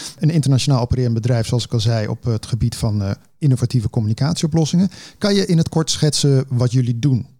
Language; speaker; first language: Dutch; native; Dutch